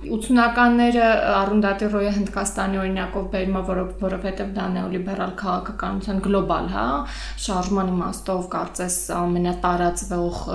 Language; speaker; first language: Armenian; native; Armenian